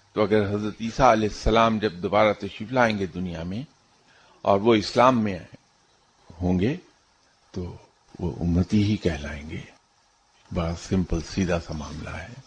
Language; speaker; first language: Urdu; non-native, local second language; Punjabi